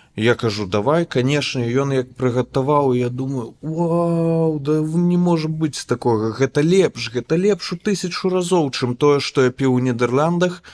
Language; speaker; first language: Belarusian; native; Belarusian